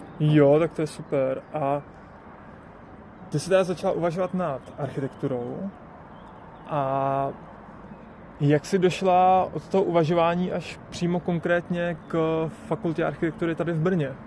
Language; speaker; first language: Czech; native; Czech